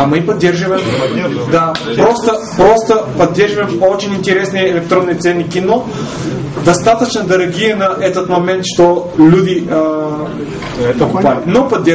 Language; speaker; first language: Russian; non-native, fluent; Bulgarian